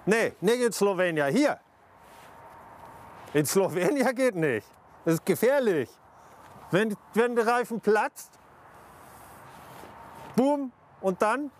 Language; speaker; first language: German; native; German